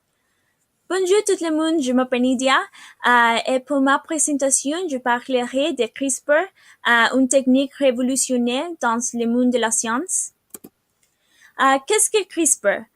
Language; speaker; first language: French; non-native, learner; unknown